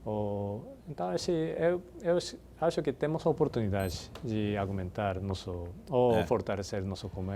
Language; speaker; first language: Portuguese; non-native, fluent; Japanese